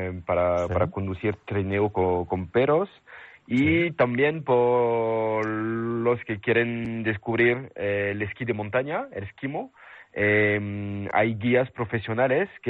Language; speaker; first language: Spanish; non-native, fluent; French